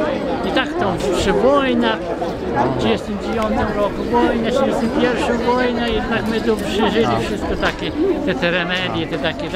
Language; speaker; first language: Polish; early bilingual, heritage; Polish